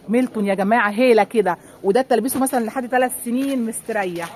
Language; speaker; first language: Arabic; native; Arabic